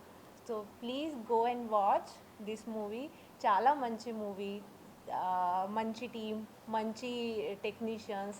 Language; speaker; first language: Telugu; non-native, learner; Hindi